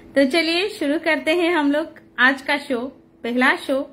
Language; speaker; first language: Hindi; non-native, local second language; Odia